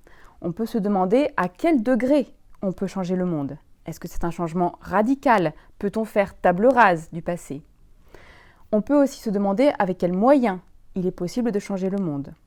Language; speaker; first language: French; native; French